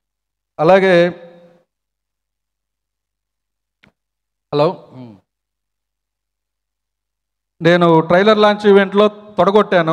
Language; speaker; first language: Telugu; native; Telugu